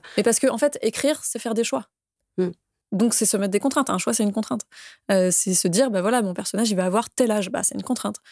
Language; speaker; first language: French; native; French